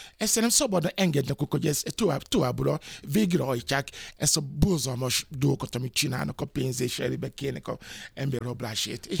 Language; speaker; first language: Hungarian; non-native, learner; Yoruba